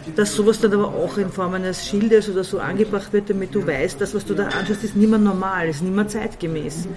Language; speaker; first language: German; native; German